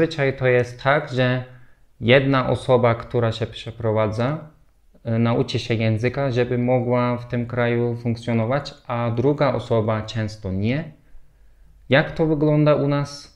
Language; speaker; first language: Polish; non-native, learner; Turkish